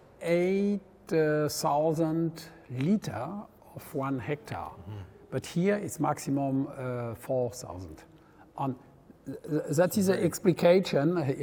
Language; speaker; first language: English; non-native, learner; French